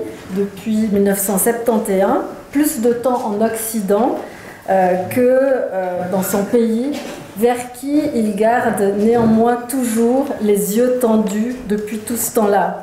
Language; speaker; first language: French; native; French